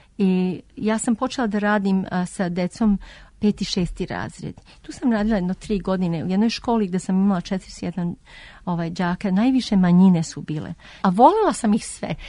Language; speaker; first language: Serbian; early bilingual, heritage; Serbian